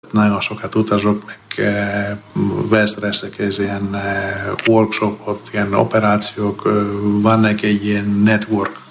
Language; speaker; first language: Hungarian; non-native, fluent; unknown